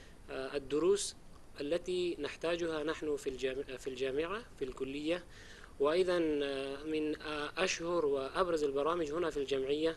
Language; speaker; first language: Arabic; non-native, fluent; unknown